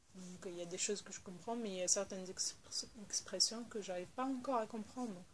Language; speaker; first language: French; non-native, local second language; Arabic